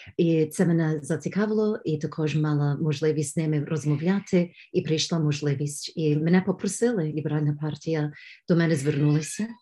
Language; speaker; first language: Ukrainian; early bilingual, heritage; Ukrainian